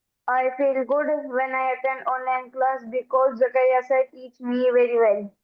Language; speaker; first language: English; non-native, learner; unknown